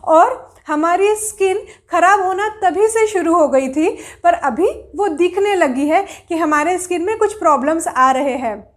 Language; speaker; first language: Hindi; non-native, local second language; Marathi